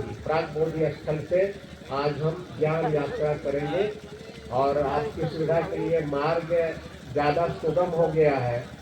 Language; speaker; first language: Hindi; native; Hindi